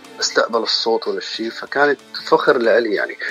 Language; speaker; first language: Arabic; native; Arabic